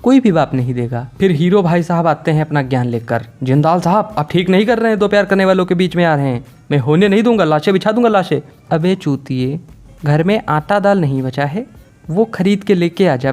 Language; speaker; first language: Hindi; native; Hindi